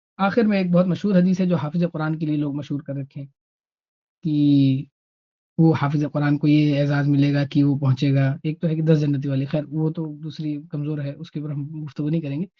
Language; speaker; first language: Urdu; native; Urdu